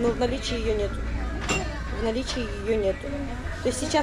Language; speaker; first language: Russian; native; Russian